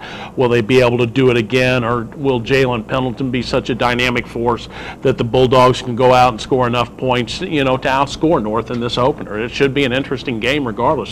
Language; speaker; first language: English; native; English